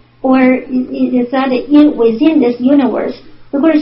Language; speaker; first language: English; non-native, fluent; Chinese